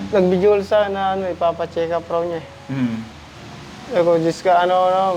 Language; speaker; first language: Filipino; native; Filipino